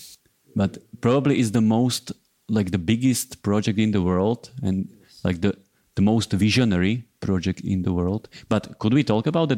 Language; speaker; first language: English; non-native, fluent; Slovak